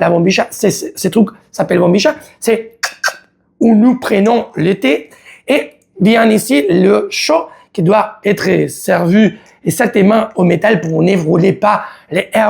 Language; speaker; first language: French; non-native, learner; Spanish